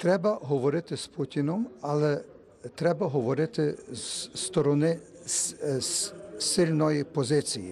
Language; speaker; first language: Ukrainian; early bilingual, heritage; Ukrainian